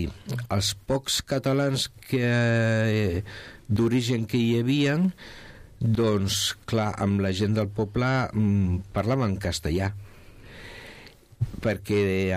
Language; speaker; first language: Catalan; non-native, local second language; Spanish